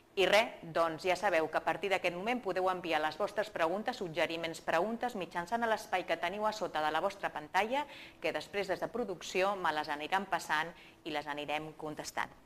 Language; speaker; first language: Catalan; native; Catalan